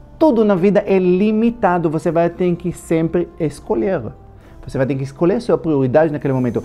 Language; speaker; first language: Portuguese; non-native, fluent; Hebrew